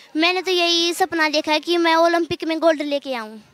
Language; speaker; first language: Hindi; native; Hindi